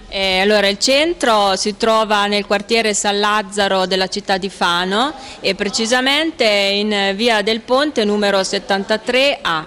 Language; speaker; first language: Italian; native; Italian